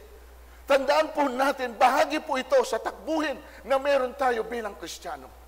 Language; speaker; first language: Filipino; native; Filipino